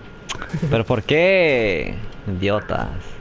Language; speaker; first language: Spanish; early bilingual, heritage; English